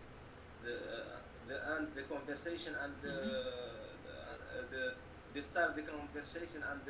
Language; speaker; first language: English; non-native, learner; French